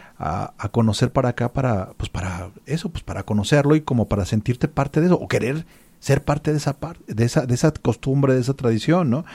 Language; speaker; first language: Spanish; native; Spanish